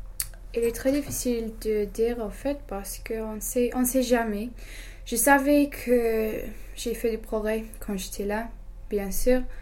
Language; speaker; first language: French; non-native, fluent; English